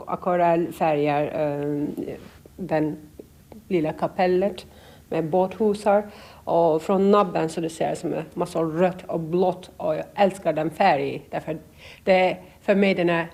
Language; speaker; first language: Swedish; non-native, learner; Turkish